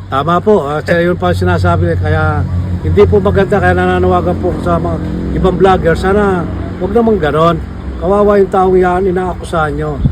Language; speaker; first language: Filipino; native; Filipino